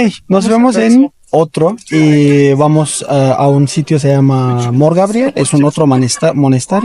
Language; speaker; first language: Spanish; non-native, learner; Turkish